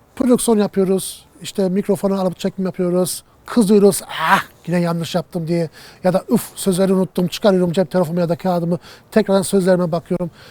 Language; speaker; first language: Turkish; early bilingual, heritage; Turkish